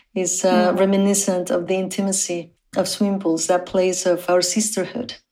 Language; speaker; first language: English; non-native, fluent; Spanish